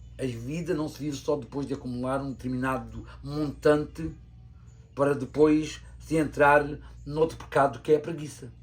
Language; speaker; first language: Portuguese; native; Portuguese